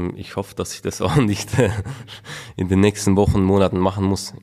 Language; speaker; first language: German; native; German